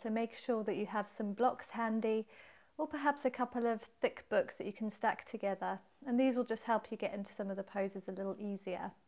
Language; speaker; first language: English; native; English